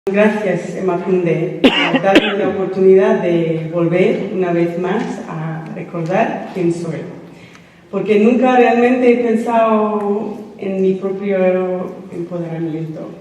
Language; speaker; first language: Spanish; non-native, fluent; English